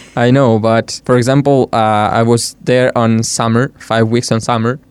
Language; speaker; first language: English; non-native, fluent; Italian